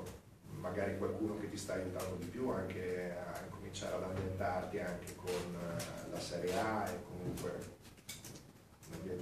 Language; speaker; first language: Italian; native; Italian